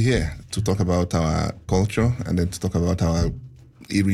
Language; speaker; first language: English; non-native, local second language; Igbo